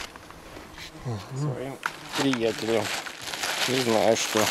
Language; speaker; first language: Russian; native; Russian